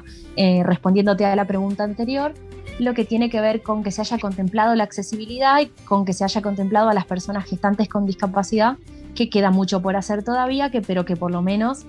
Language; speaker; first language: Spanish; native; Spanish